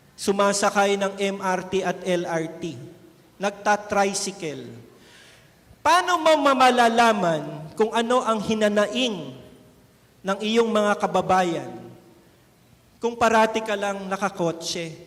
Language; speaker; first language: Filipino; native; Filipino